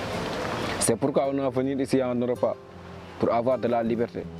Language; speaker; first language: French; non-native, local second language; Wolof